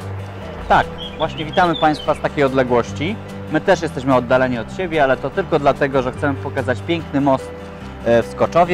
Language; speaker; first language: Polish; native; Polish